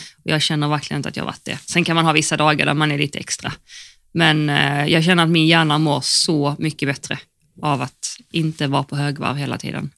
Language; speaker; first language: Swedish; native; Swedish